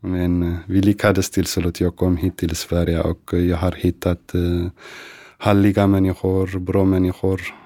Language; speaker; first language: Swedish; non-native, fluent; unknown